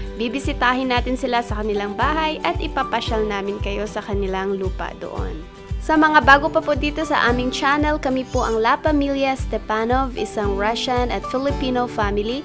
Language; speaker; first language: Filipino; non-native, local second language; Cebuano